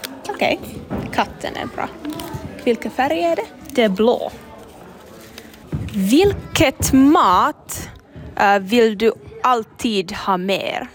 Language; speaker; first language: Swedish; non-native, learner; Finnish